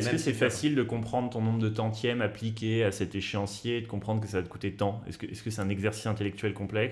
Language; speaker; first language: French; native; French